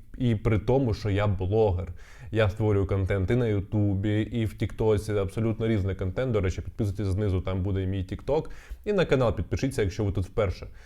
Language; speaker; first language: Ukrainian; non-native, local second language; Russian